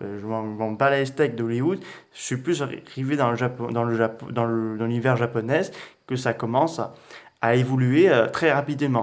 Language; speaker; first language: French; native; French